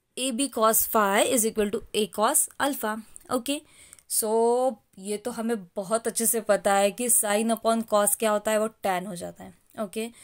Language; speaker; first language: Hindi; non-native, local second language; Marathi